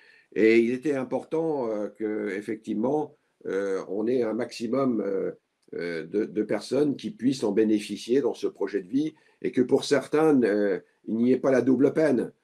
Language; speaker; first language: French; native; French